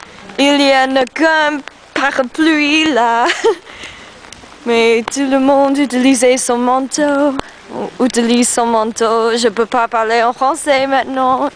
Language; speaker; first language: French; non-native, learner; English